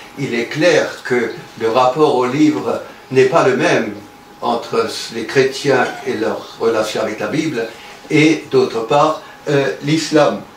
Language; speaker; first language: French; native; French